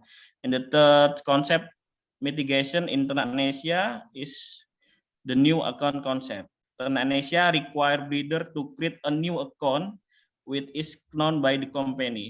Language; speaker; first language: English; non-native, fluent; Indonesian